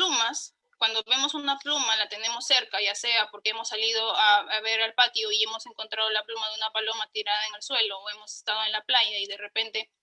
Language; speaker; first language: Spanish; native; Spanish